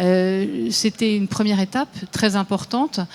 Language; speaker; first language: French; native; French